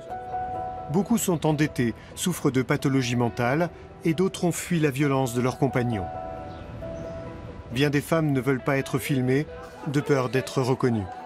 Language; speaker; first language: French; native; French